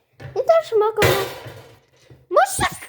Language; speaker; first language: Polish; early bilingual, heritage; Polish